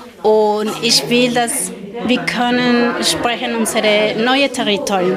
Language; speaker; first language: German; non-native, learner; Spanish